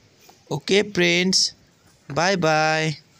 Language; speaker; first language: Hindi; non-native, local second language; Bodo